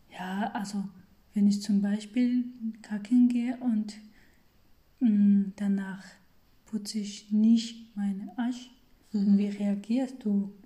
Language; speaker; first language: German; non-native, learner; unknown